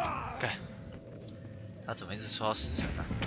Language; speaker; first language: Chinese; native; Chinese